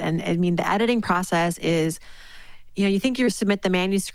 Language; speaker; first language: English; native; English